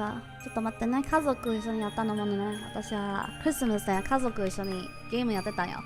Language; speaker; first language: Japanese; non-native, learner; English